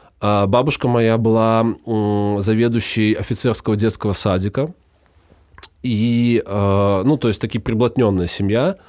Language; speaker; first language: Russian; native; Russian